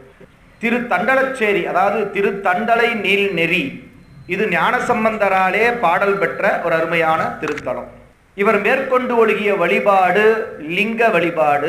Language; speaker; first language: Tamil; native; Tamil